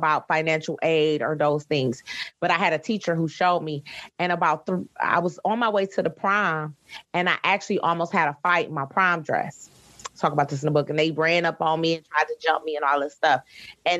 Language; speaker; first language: English; native; English